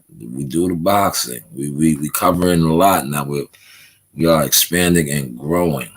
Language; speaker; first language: English; native; English